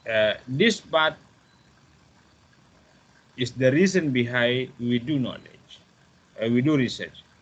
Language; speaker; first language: English; non-native, fluent; Malay